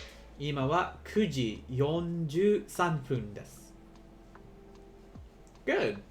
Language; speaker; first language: Japanese; non-native, learner; English